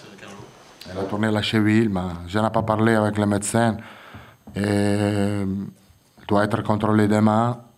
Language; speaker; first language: French; non-native, fluent; Italian